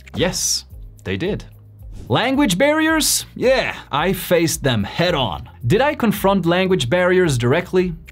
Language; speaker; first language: Spanish; non-native, fluent; Swedish